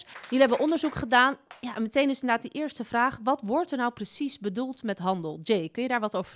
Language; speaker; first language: Dutch; native; Dutch